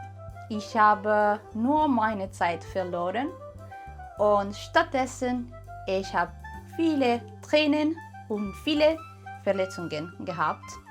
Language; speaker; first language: German; non-native, learner; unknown